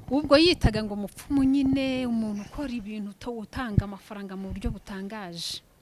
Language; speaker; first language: Kinyarwanda; native; Kinyarwanda